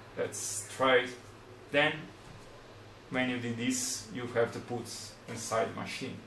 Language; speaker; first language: English; non-native, fluent; Portuguese